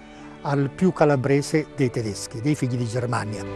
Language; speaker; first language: Italian; native; Italian